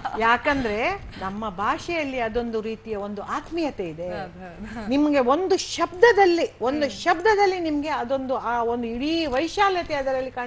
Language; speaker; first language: Kannada; non-native, local second language; Konkani